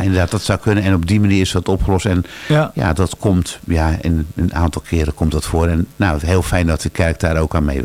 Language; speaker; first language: Dutch; native; Dutch